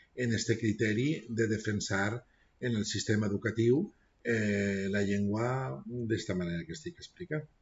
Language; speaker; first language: Catalan; non-native, local second language; Spanish